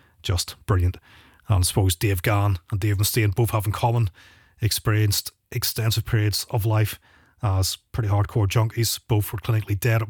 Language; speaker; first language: English; native; English